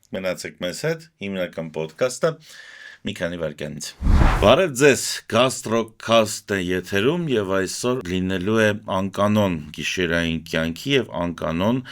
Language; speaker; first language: Armenian; native; Armenian